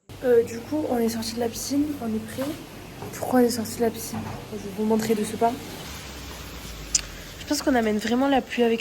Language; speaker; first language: French; native; French